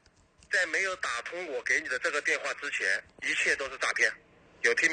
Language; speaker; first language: Chinese; native; Chinese